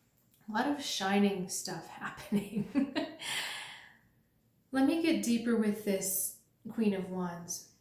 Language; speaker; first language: English; native; English